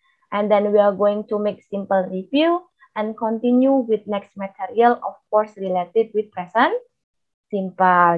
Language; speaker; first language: English; non-native, fluent; Indonesian